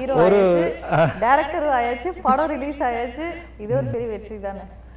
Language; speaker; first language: Tamil; native; Tamil